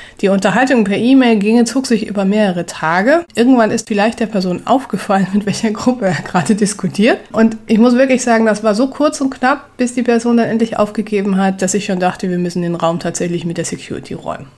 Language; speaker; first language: German; native; German